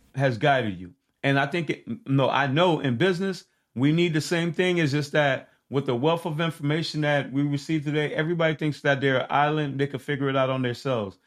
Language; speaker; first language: English; early bilingual, other home language; Haitian Creole